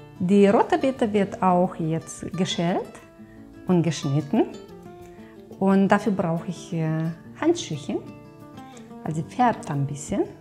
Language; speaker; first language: German; non-native, fluent; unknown